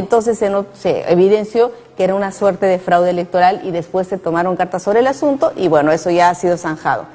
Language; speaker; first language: Spanish; native; Spanish